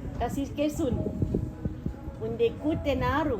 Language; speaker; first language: German; non-native, learner; Thai